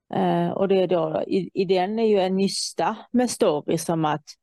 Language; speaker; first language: Swedish; non-native, fluent; Persian